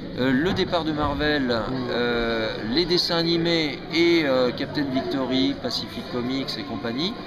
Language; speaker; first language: French; native; French